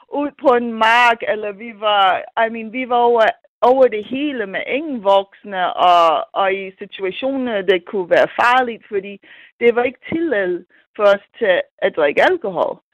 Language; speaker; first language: Danish; non-native, fluent; English